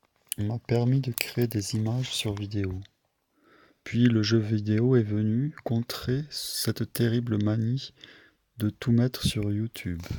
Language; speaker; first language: French; native; French